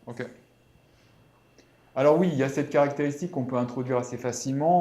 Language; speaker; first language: French; native; French